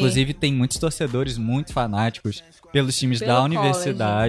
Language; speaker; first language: Portuguese; native; Portuguese